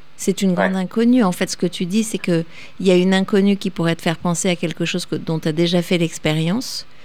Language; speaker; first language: French; native; French